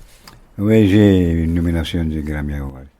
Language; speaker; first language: French; non-native, local second language; Arabic